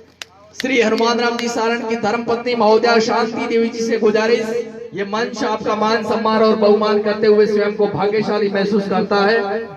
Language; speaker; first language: Hindi; native; Hindi